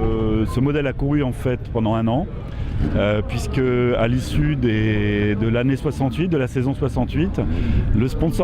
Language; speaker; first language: French; native; French